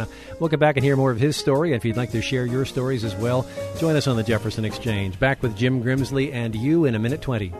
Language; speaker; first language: English; native; English